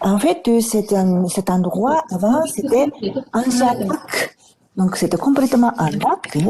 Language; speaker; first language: French; non-native, fluent; Japanese